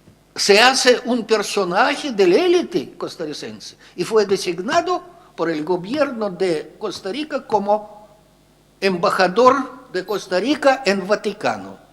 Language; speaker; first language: Spanish; non-native, fluent; Russian